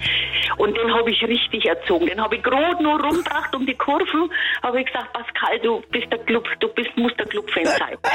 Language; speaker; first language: German; native; German